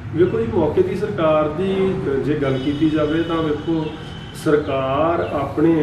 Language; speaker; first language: Punjabi; native; Punjabi